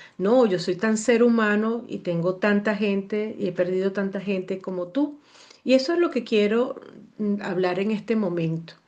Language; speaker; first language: Spanish; native; Spanish